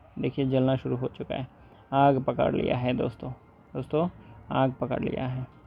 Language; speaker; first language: Hindi; non-native, local second language; Bangla